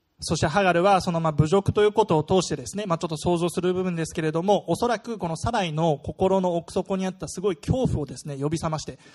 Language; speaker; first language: Japanese; non-native, fluent; German